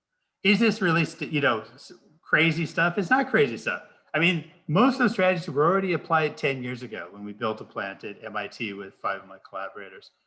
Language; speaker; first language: English; native; English